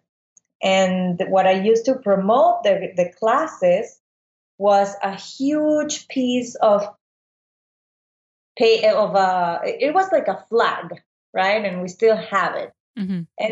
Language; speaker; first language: English; non-native, fluent; Spanish